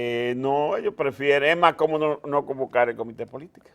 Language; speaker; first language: Spanish; native; Spanish